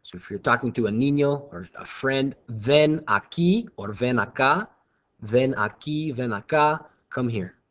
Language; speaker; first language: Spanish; non-native, fluent; English